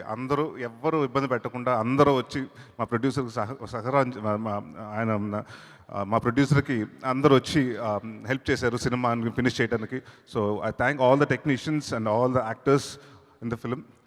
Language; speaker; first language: Telugu; native; Telugu